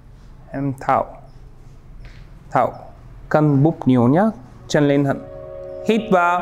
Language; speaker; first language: Vietnamese; non-native, learner; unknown